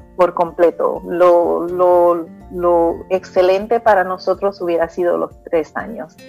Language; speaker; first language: Spanish; early bilingual, heritage; Spanish